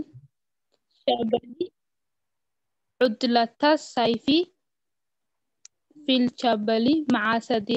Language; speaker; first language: Arabic; non-native, learner; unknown